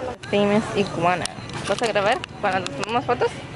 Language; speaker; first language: Spanish; early bilingual, heritage; Spanish